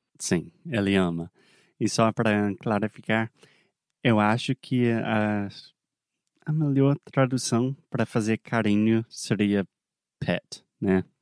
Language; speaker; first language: Portuguese; non-native, fluent; English